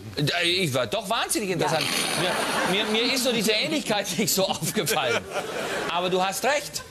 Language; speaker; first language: German; native; German